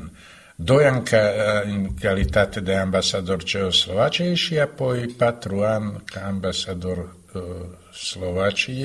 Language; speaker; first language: Romanian; non-native, fluent; Slovak